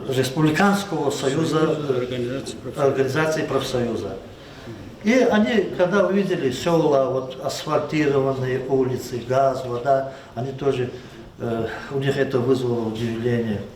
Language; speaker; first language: Russian; non-native, local second language; Lezghian